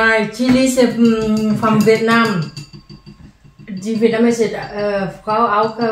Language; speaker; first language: German; non-native, learner; Vietnamese